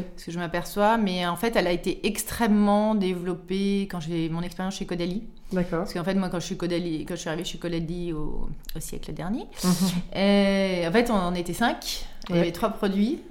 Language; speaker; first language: French; native; French